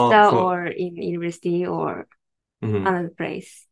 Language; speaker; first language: English; non-native, learner; Japanese